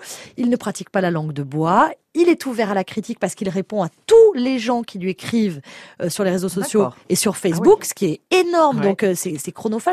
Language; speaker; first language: French; native; French